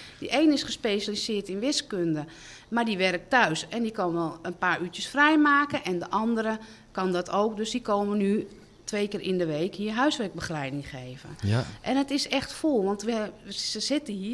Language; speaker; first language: Dutch; native; Dutch